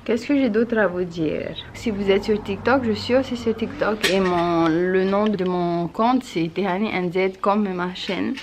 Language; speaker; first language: French; native; French